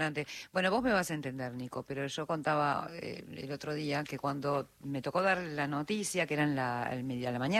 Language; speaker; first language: Spanish; native; Spanish